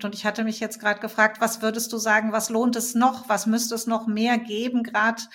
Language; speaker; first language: German; native; German